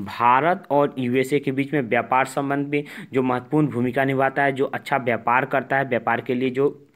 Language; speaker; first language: Hindi; native; Hindi